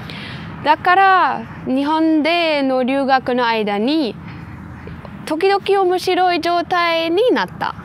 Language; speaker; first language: Japanese; non-native, learner; German